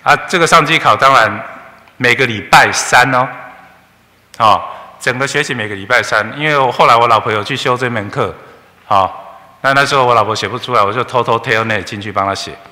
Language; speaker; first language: Chinese; native; Chinese